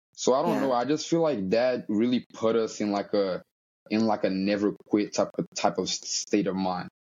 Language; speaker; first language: English; early bilingual, other home language; Portuguese